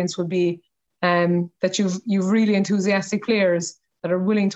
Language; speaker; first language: English; native; English